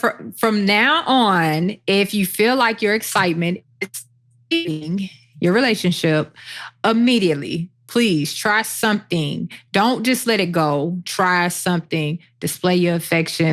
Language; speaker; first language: English; native; English